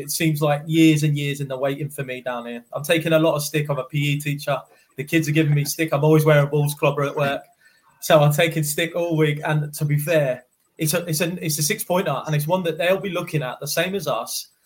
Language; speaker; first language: English; native; English